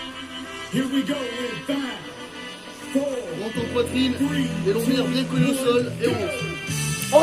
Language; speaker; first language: French; native; French